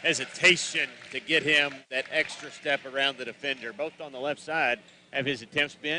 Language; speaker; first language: English; native; English